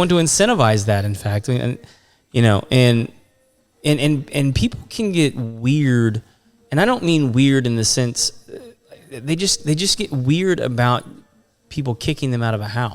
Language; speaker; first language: English; native; English